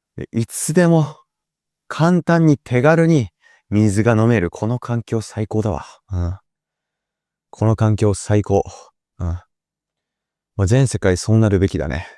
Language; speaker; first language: Japanese; native; Japanese